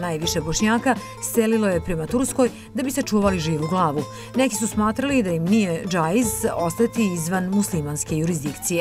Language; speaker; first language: Serbian; native; Serbian